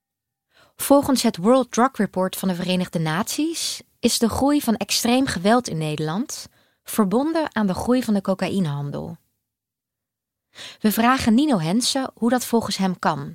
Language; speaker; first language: Dutch; native; Dutch